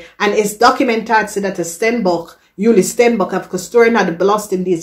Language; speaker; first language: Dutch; non-native, learner; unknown